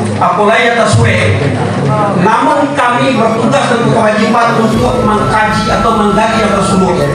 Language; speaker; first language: Indonesian; non-native, local second language; Minangkabau